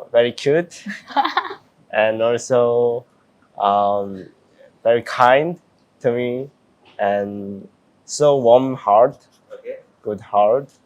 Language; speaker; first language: English; non-native, learner; Korean